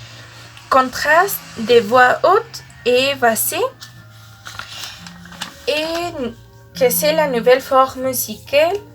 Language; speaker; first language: French; non-native, learner; Spanish